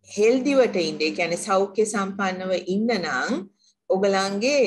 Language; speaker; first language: English; non-native, local second language; Sinhala